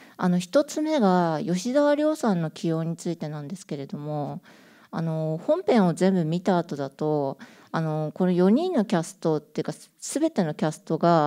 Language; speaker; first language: Japanese; native; Japanese